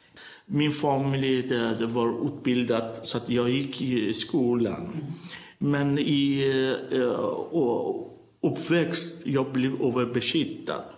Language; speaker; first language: Swedish; non-native, learner; Persian